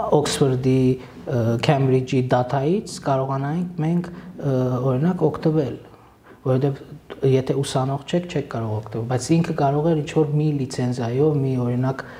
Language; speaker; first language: Armenian; early bilingual, heritage; Armenian